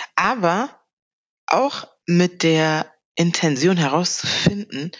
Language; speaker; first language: German; native; German